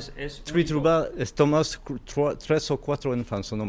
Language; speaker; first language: Spanish; non-native, fluent; French